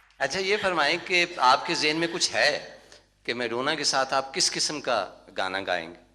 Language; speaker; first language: Urdu; non-native, local second language; Punjabi